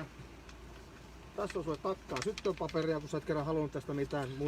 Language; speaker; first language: Finnish; native; Finnish